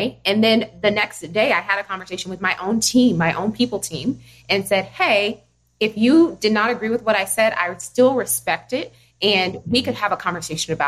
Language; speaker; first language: English; native; English